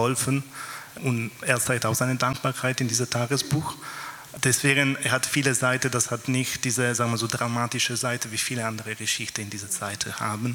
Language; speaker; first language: German; non-native, fluent; Italian